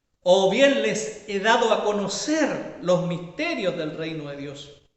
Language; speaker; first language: Spanish; native; Spanish